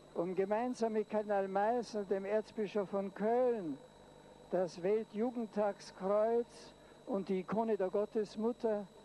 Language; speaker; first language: German; native; German